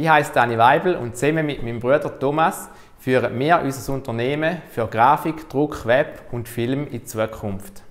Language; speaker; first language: German; native; German